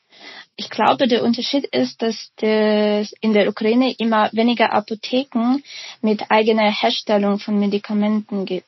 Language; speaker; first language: German; non-native, fluent; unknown